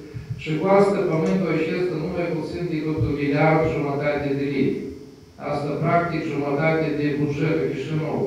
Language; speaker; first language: Romanian; non-native, local second language; Russian